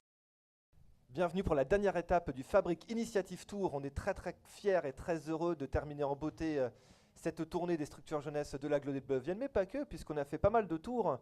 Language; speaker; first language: French; native; French